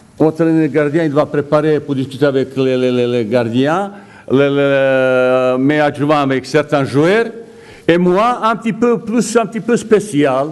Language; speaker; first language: French; non-native, fluent; Bosnian